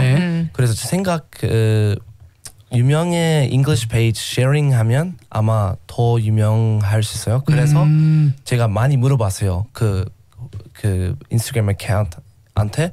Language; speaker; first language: Korean; non-native, learner; English